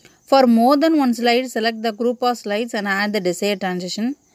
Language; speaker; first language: English; non-native, local second language; Tamil